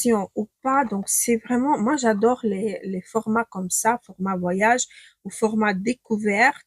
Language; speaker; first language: French; non-native, fluent; Ukrainian